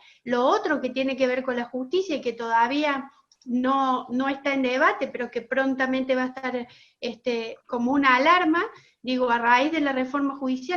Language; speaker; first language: Spanish; native; Spanish